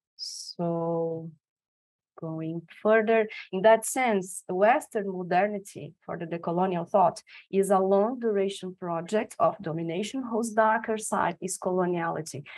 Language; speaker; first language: English; non-native, fluent; Portuguese